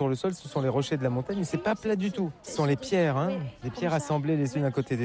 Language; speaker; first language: French; native; French